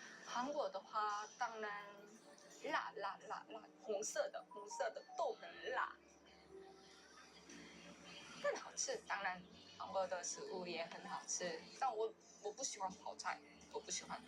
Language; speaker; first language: Chinese; non-native, learner; Korean